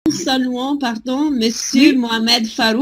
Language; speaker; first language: French; non-native, fluent; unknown